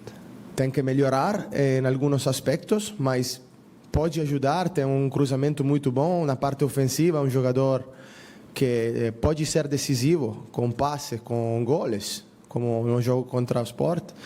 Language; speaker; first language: Portuguese; non-native, fluent; Spanish